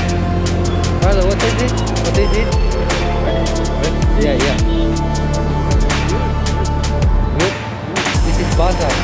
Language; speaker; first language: English; non-native, learner; Kazakh